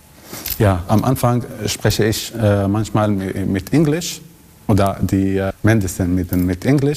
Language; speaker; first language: German; non-native, learner; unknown